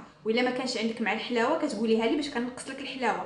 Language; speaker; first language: Arabic; native; Arabic